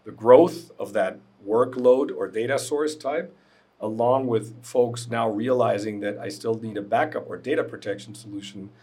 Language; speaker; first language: English; non-native, fluent; German